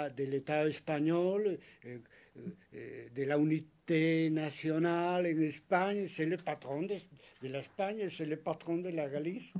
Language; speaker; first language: French; non-native, fluent; Spanish